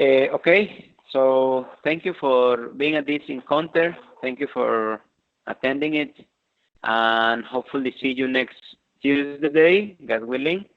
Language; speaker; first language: English; non-native, fluent; Spanish